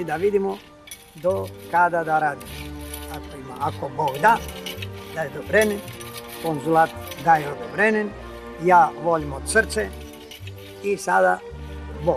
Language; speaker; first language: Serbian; non-native, learner; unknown